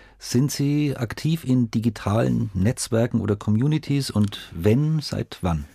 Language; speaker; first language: German; native; German